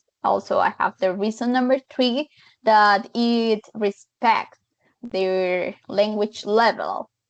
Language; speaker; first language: English; non-native, fluent; Spanish